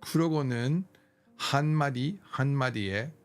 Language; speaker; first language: Korean; non-native, learner; English